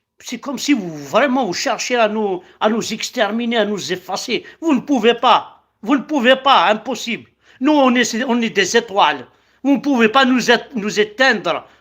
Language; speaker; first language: French; non-native, local second language; Kabyle